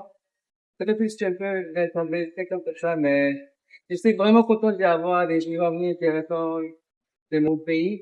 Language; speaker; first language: French; non-native, learner; Korean